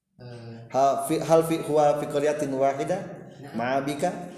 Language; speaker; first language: Arabic; non-native, learner; Indonesian